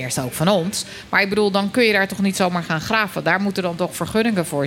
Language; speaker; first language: Dutch; native; Dutch